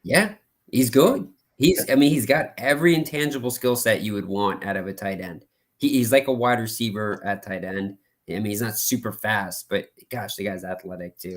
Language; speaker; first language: English; native; English